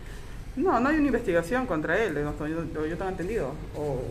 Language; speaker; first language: Spanish; native; Spanish